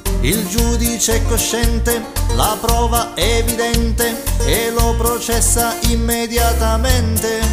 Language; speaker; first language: Italian; native; Italian